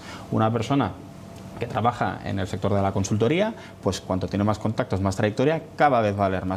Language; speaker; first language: Spanish; native; Spanish